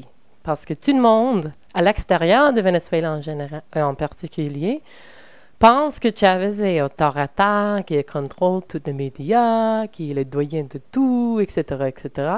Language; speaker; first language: French; non-native, learner; English